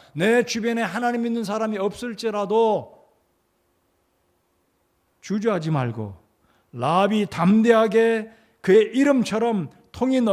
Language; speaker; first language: Korean; native; Korean